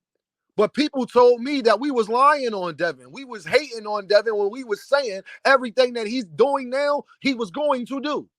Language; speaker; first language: English; native; English